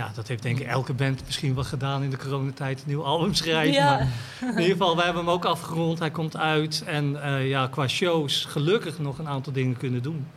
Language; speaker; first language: Dutch; native; Dutch